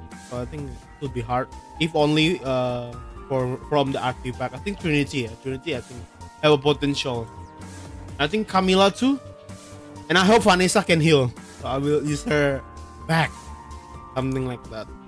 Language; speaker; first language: English; non-native, fluent; Indonesian